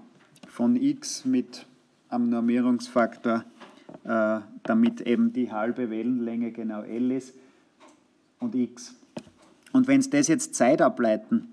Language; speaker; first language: German; native; German